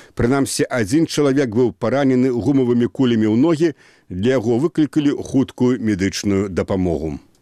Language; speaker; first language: Belarusian; native; Belarusian